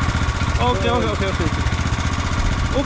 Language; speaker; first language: Japanese; non-native, learner; Chinese